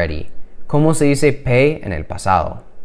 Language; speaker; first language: Spanish; non-native, fluent; English